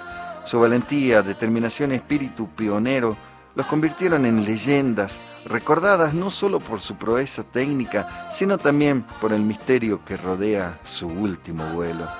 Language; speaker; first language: Spanish; native; Spanish